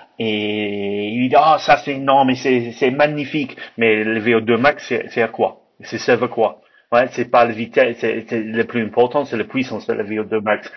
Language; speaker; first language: French; non-native, learner; English